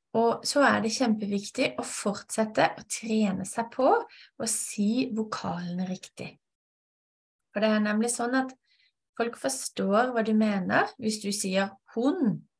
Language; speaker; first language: Norwegian; native; Norwegian